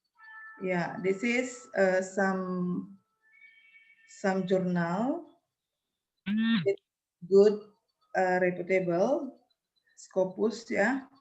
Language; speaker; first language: English; non-native, learner; Indonesian